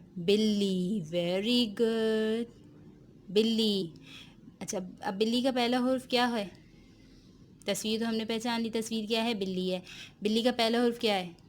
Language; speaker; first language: Urdu; native; Urdu